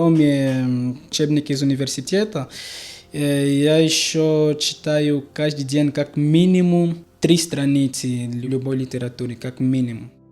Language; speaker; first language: Russian; non-native, learner; Portuguese